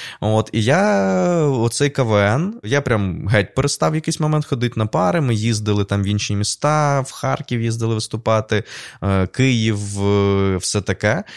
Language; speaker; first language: Ukrainian; non-native, local second language; Russian